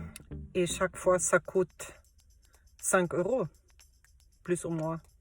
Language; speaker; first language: French; non-native, learner; German